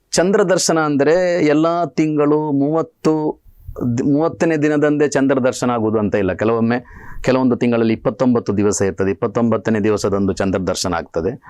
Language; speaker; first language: Kannada; non-native, local second language; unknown